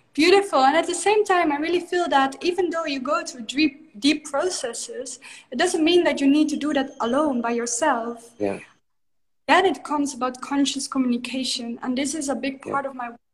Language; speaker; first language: English; non-native, fluent; Dutch